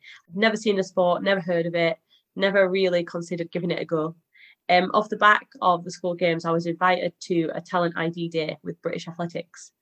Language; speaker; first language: English; native; English